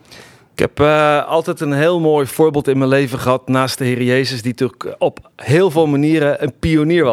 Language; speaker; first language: Dutch; native; Dutch